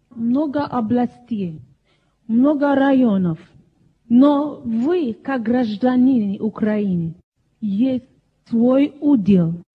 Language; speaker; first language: Russian; non-native, fluent; Yoruba